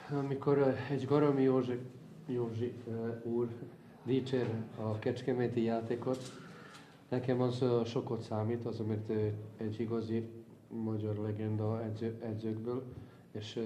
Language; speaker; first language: Hungarian; non-native, fluent; Serbian